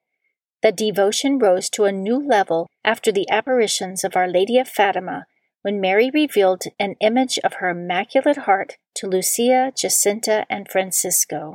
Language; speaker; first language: English; native; English